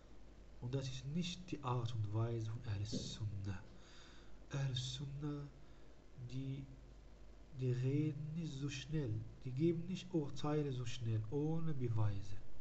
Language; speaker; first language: German; non-native, fluent; Arabic